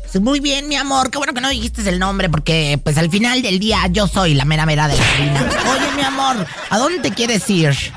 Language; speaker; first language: Spanish; native; Spanish